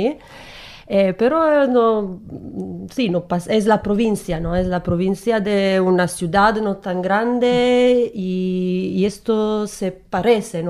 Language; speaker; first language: Spanish; non-native, learner; Italian